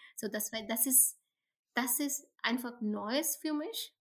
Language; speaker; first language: German; non-native, learner; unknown